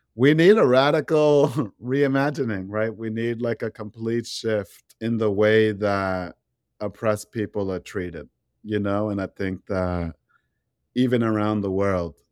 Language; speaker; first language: English; native; English